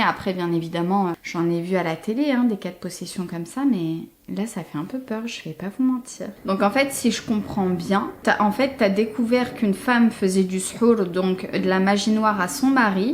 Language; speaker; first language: French; native; French